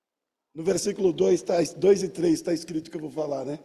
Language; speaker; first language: Portuguese; native; Portuguese